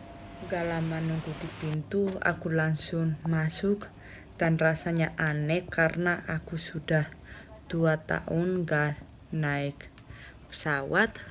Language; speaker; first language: Indonesian; non-native, fluent; Spanish